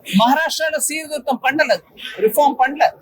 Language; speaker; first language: Tamil; native; Tamil